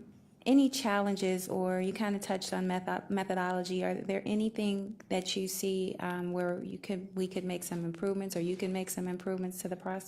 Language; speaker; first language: English; native; English